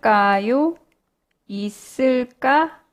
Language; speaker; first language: Korean; non-native, fluent; English